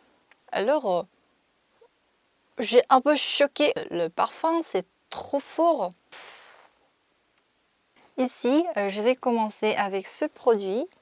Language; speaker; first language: French; non-native, fluent; Korean